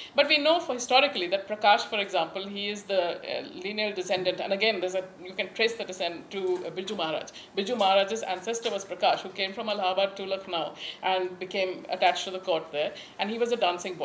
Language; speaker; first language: English; native; English